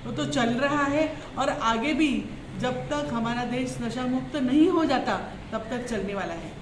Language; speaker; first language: Hindi; non-native, local second language; Marathi